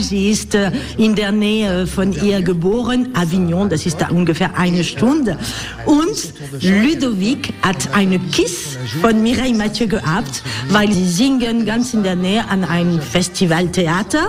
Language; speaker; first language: German; non-native, learner; French